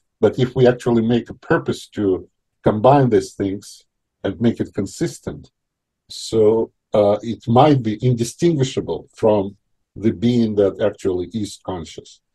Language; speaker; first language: English; non-native, fluent; Russian